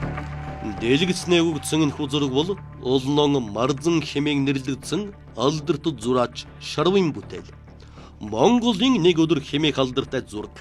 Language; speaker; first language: Mongolian; native; Mongolian